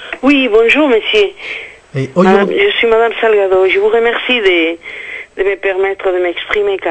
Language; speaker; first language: French; non-native, fluent; Spanish